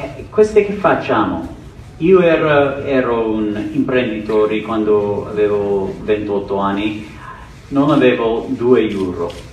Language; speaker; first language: Italian; non-native, learner; English